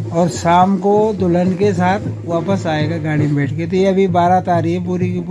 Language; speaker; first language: Hindi; non-native, local second language; Garhwali